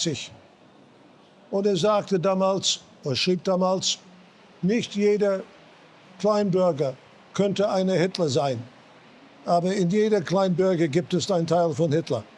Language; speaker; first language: German; non-native, fluent; English